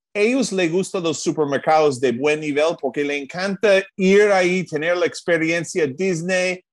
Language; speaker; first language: Spanish; non-native, fluent; English